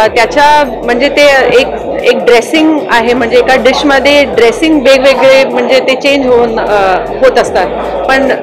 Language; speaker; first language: Marathi; non-native, local second language; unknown